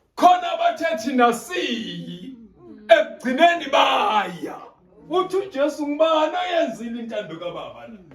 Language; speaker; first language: Zulu; native; Zulu